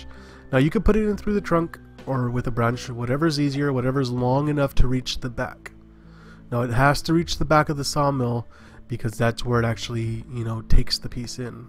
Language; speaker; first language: English; native; English